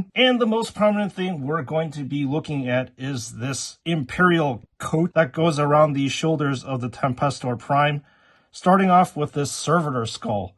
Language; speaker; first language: English; native; English